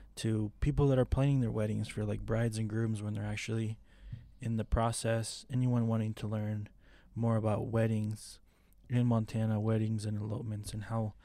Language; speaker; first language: English; non-native, fluent; Spanish